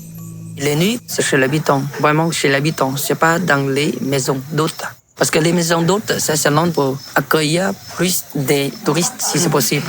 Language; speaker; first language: French; non-native, fluent; Vietnamese